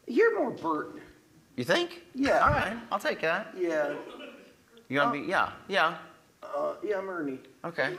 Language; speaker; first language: English; native; English